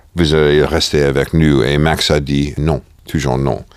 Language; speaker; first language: French; non-native, fluent; English